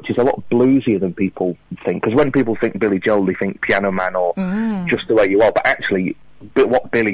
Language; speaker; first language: English; native; English